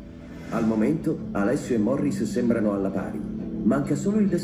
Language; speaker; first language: Italian; native; Italian